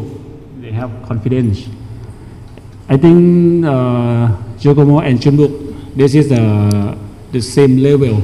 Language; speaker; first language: English; non-native, learner; Thai